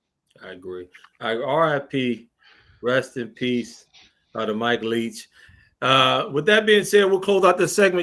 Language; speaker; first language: English; native; English